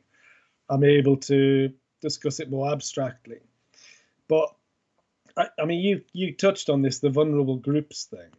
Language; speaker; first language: English; native; English